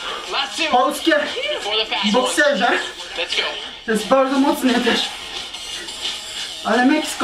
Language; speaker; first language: Polish; non-native, learner; Japanese